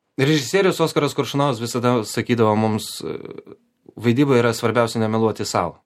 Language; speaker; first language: Lithuanian; non-native, local second language; Polish